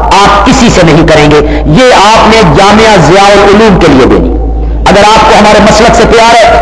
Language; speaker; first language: Urdu; non-native, local second language; Punjabi